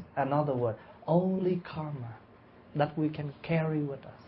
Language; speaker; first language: English; non-native, fluent; Vietnamese